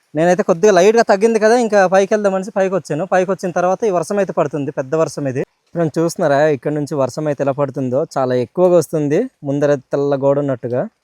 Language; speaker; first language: Telugu; non-native, local second language; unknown